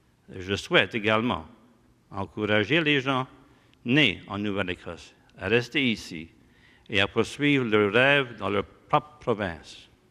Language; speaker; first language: French; early bilingual, heritage; French